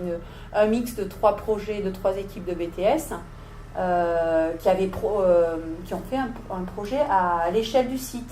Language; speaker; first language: French; native; French